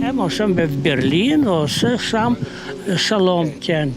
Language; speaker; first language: Hebrew; non-native, learner; Russian